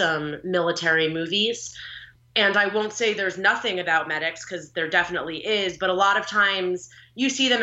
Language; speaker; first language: English; native; English